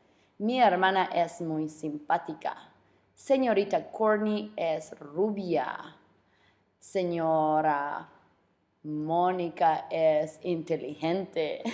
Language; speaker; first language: Spanish; non-native, fluent; English